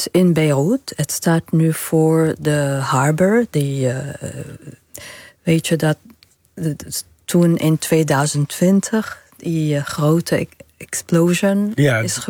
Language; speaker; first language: Dutch; non-native, fluent; Arabic